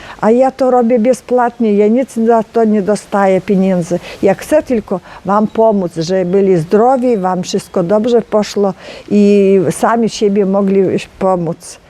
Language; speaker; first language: Polish; non-native, learner; Ukrainian